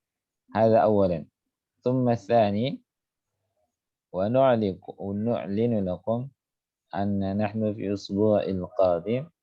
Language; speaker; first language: Arabic; non-native, fluent; Indonesian